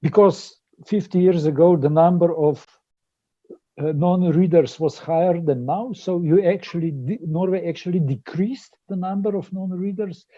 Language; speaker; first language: English; non-native, fluent; Slovenian